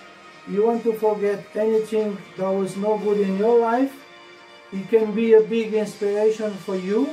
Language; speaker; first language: English; non-native, learner; Portuguese